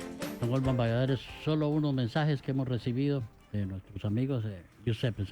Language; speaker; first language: Spanish; native; Spanish